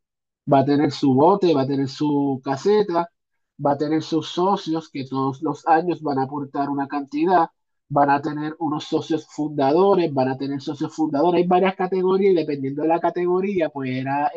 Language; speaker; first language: Spanish; native; Spanish